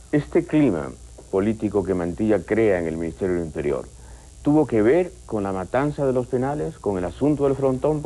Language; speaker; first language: Spanish; native; Spanish